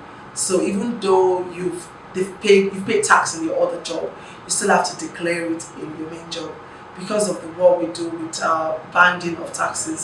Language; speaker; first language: English; non-native, local second language; Yoruba